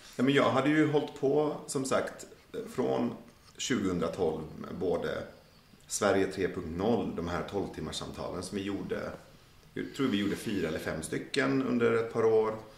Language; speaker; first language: Swedish; early bilingual, other home language; Persian